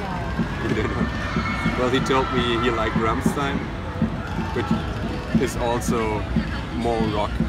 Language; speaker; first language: English; non-native, fluent; German